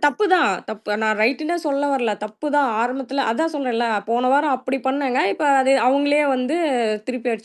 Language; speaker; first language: Tamil; native; Tamil